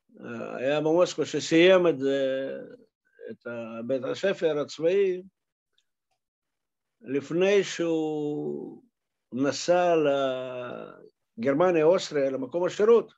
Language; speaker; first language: Hebrew; non-native, fluent; Russian